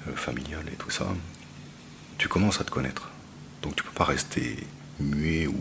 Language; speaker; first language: French; native; French